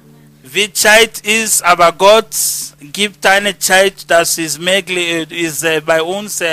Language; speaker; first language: German; non-native, learner; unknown